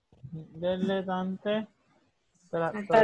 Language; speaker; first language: Italian; non-native, learner; Spanish